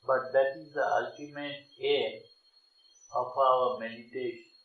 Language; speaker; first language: English; non-native, local second language; Sinhala